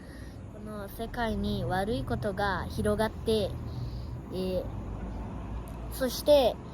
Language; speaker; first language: Japanese; early bilingual, other home language; Portuguese